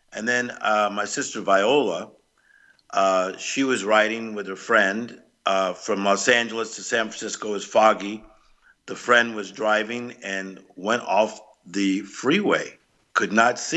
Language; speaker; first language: English; native; English